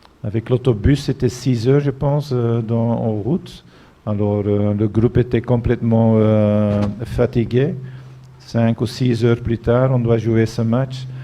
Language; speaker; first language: French; non-native, fluent; Dutch